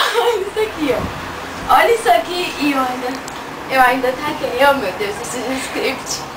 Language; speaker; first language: Portuguese; native; Portuguese